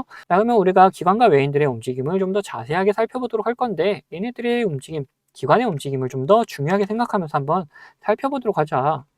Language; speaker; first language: Korean; native; Korean